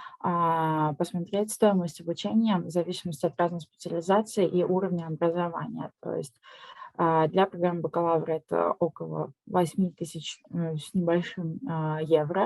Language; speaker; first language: Russian; native; Russian